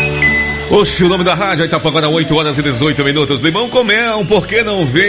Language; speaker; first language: Portuguese; native; Portuguese